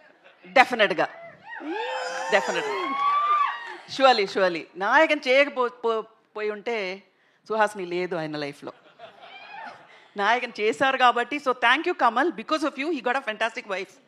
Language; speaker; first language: Telugu; non-native, local second language; Tamil